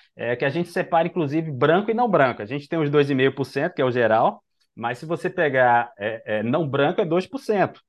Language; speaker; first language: Portuguese; native; Portuguese